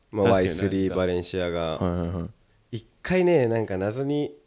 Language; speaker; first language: Japanese; native; Japanese